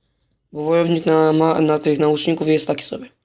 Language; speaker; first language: Polish; native; Polish